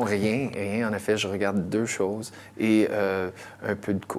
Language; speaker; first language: French; non-native, local second language; English